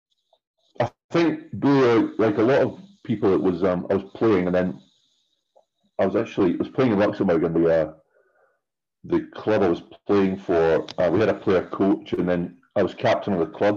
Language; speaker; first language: English; native; English